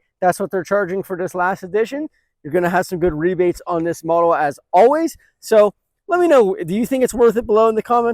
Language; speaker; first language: English; native; English